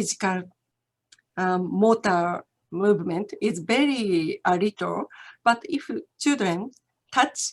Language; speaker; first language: English; non-native, learner; Japanese